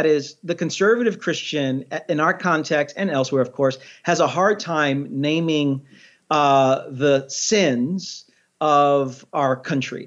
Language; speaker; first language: English; native; English